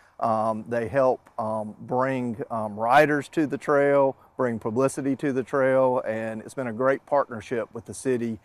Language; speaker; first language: English; native; English